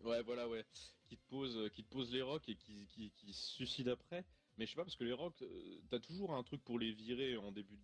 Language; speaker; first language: French; native; French